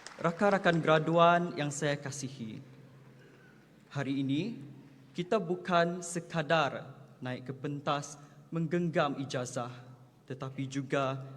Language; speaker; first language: Malay; non-native, local second language; Iban